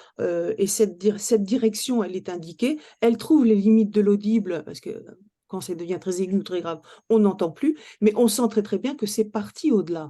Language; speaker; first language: French; native; French